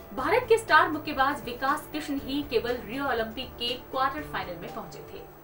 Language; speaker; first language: Hindi; native; Hindi